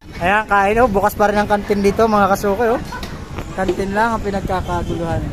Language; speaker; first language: Filipino; native; Filipino